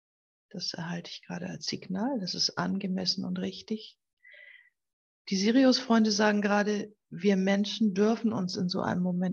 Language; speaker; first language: German; native; German